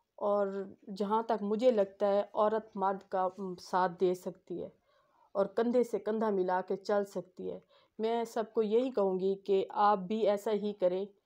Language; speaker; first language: Urdu; non-native, local second language; Saraiki